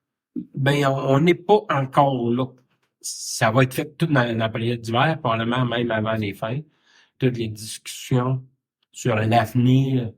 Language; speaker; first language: French; native; French